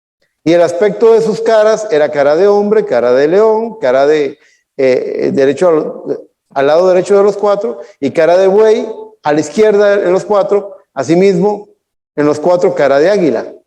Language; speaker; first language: Spanish; native; Spanish